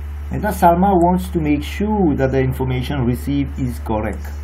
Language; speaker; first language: English; non-native, local second language; Morisyen